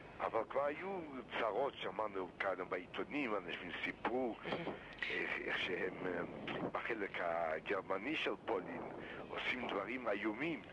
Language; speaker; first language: Hebrew; non-native, fluent; Yiddish